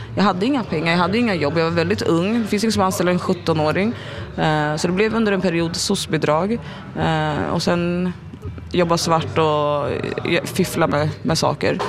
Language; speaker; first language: Swedish; early bilingual, other home language; Arabic